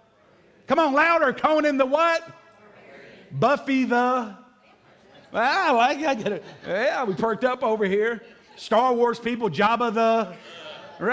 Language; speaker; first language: English; native; English